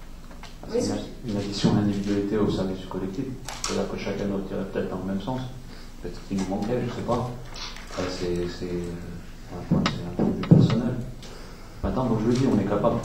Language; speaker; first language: French; native; French